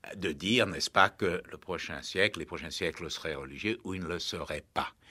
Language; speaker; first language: French; native; French